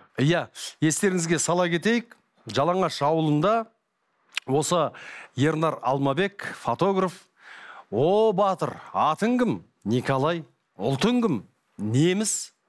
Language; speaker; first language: Kazakh; native; Kazakh